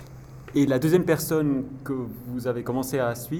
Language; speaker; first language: French; native; French